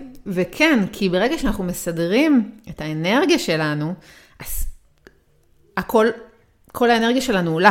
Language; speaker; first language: Hebrew; native; Hebrew